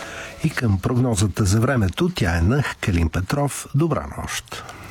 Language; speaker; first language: Bulgarian; native; Bulgarian